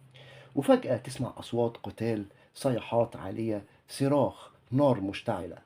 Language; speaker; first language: Arabic; native; Arabic